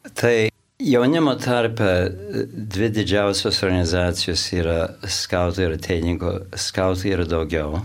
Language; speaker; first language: Lithuanian; early bilingual, heritage; Lithuanian